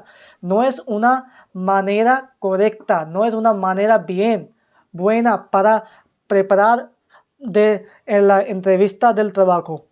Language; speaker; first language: Spanish; non-native, fluent; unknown